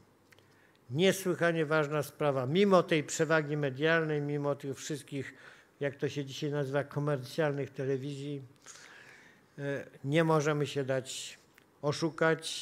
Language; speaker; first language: Polish; native; Polish